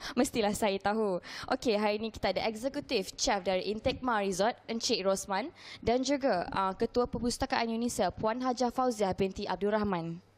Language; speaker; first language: Malay; native; Malay